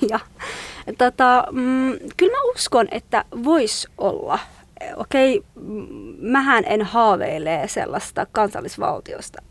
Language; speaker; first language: Finnish; non-native, fluent; Kurdish